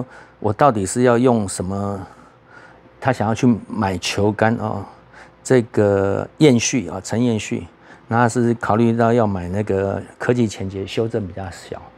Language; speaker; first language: Chinese; native; Chinese